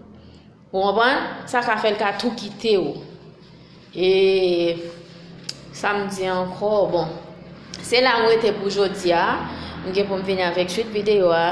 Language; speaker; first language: French; non-native, local second language; Haitian Creole